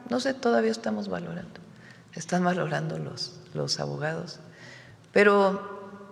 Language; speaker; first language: Spanish; native; Spanish